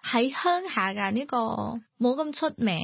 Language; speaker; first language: Cantonese; non-native, learner; Thai